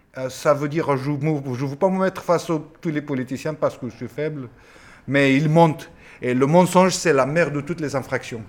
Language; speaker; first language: French; non-native, fluent; Pashto